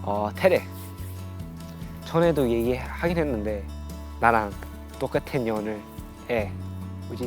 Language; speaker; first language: Korean; early bilingual, heritage; English